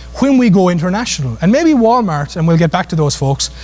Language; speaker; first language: English; native; English